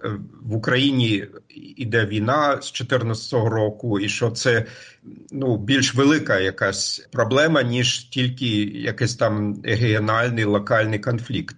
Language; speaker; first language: Ukrainian; non-native, fluent; German